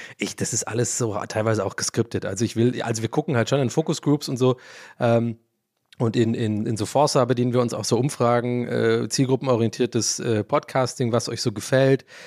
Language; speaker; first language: German; early bilingual, other home language; English